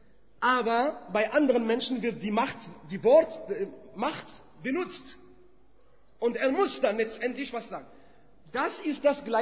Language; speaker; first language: German; non-native, fluent; Arabic